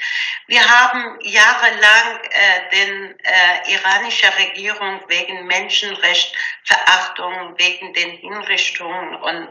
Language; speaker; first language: German; non-native, learner; Persian